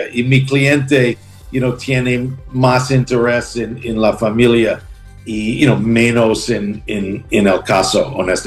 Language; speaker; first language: Spanish; non-native, learner; English